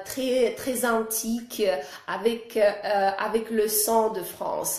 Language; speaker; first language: French; non-native, fluent; Russian